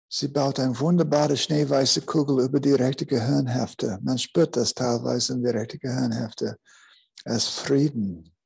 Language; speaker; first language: German; non-native, fluent; English